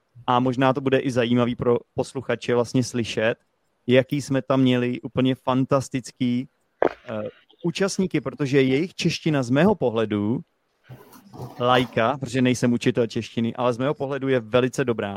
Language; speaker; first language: Czech; native; Czech